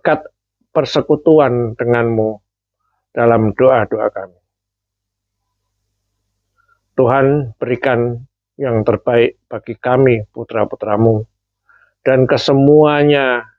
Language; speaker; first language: Indonesian; native; Indonesian